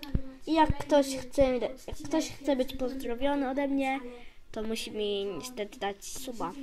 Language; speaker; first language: Polish; native; Polish